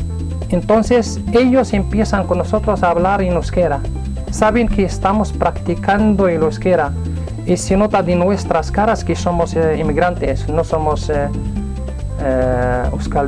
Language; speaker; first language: Spanish; non-native, learner; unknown